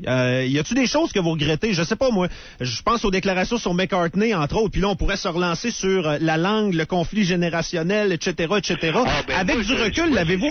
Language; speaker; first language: French; native; French